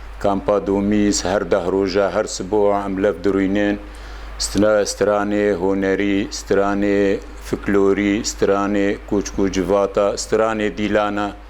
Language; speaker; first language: Kurdish; native; Kurdish